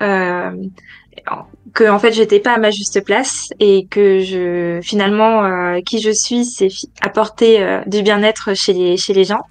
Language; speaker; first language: French; native; French